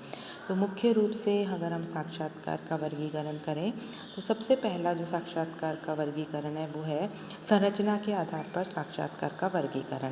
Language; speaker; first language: Hindi; native; Hindi